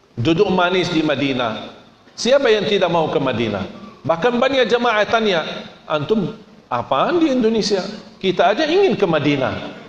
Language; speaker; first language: Indonesian; non-native, fluent; Arabic